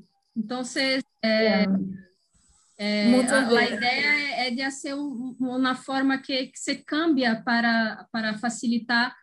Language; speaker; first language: Spanish; non-native, learner; Portuguese